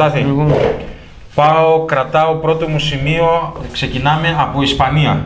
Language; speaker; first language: Greek; native; Greek